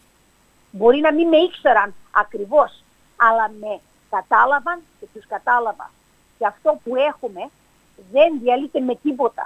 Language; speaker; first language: Greek; early bilingual, heritage; English